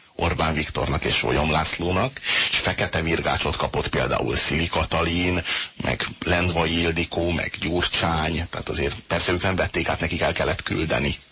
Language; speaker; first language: Hungarian; native; Hungarian